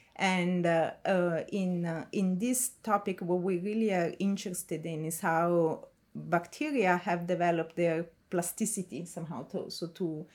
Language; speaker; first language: English; non-native, fluent; Italian